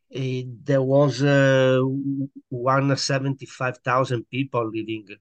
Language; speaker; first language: English; non-native, learner; Italian